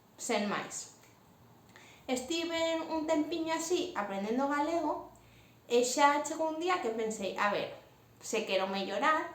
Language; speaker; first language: Galician; non-native, local second language; Spanish